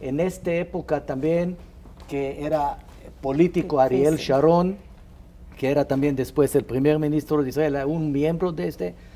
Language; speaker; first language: Spanish; non-native, fluent; Hebrew